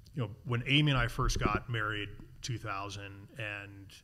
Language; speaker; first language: English; native; English